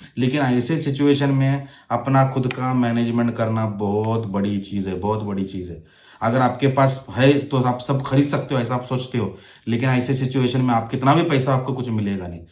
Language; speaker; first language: Hindi; non-native, local second language; Marathi